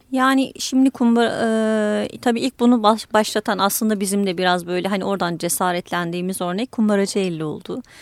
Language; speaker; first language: Turkish; native; Turkish